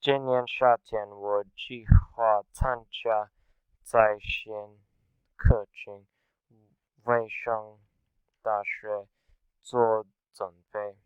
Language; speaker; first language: Chinese; non-native, learner; English